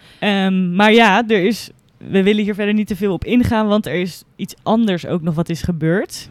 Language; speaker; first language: Dutch; native; Dutch